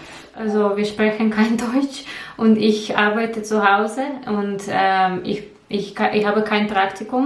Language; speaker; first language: German; non-native, learner; Russian